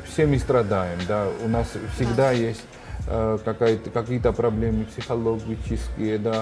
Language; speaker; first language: Russian; non-native, fluent; Georgian